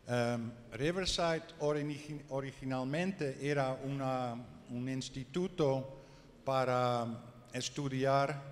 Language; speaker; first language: Spanish; non-native, learner; Dutch